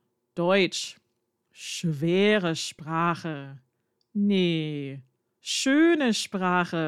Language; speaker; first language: German; non-native, fluent; English